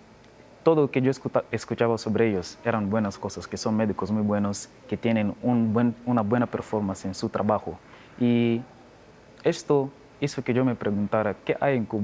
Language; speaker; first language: Spanish; non-native, learner; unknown